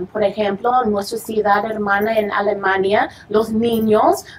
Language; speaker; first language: Spanish; early bilingual, heritage; English